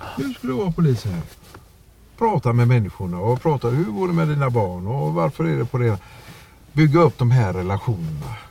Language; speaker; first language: Swedish; native; Swedish